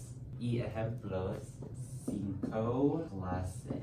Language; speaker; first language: Spanish; non-native, learner; English